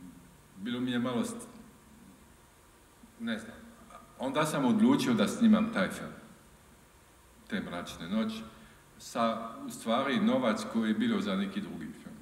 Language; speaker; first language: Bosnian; non-native, learner; French